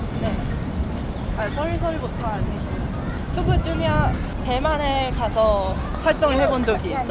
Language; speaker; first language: Korean; non-native, fluent; Cantonese